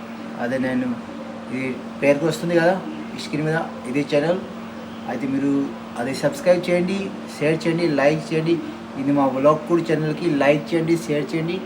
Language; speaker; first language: Telugu; non-native, local second language; Hindi